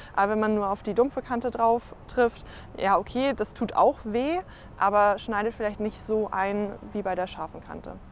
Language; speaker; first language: German; native; German